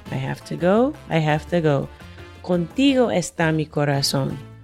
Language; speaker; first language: English; native; English